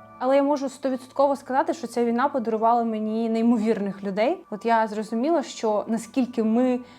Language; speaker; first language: Ukrainian; native; Ukrainian